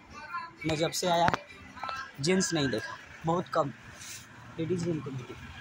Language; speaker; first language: Hindi; non-native, local second language; Bhojpuri